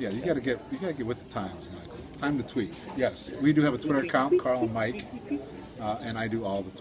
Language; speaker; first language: English; native; English